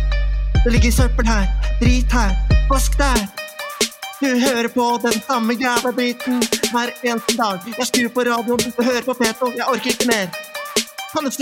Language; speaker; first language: Norwegian; native; Norwegian